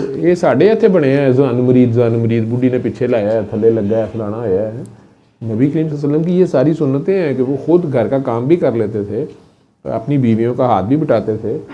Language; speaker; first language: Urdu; non-native, local second language; Punjabi